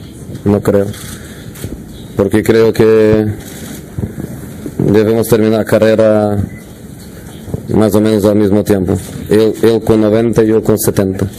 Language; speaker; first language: Spanish; non-native, fluent; Portuguese